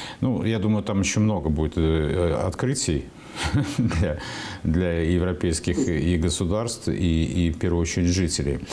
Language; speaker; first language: Russian; native; Russian